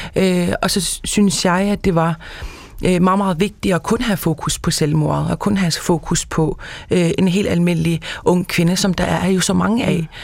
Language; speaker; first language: Danish; non-native, local second language; Kalaallisut